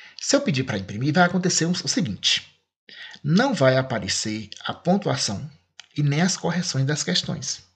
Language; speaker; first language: Portuguese; native; Portuguese